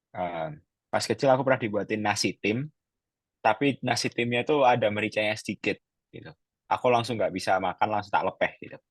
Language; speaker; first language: Indonesian; native; Indonesian